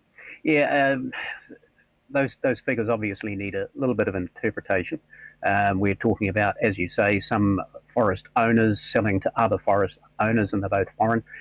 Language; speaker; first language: English; native; English